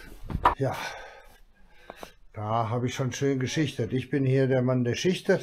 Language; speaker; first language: German; native; German